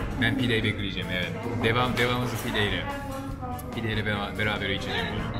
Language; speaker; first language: Turkish; non-native, fluent; Japanese